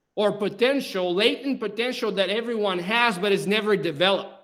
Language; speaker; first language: English; non-native, fluent; Bulgarian